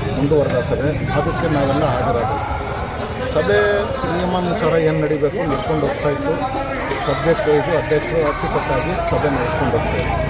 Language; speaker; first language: Kannada; non-native, local second language; Urdu